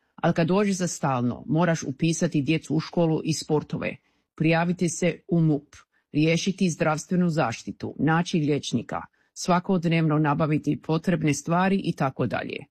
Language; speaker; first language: Croatian; early bilingual, heritage; Croatian